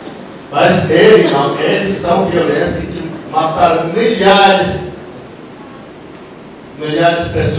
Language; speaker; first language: Portuguese; non-native, local second language; Yanomámi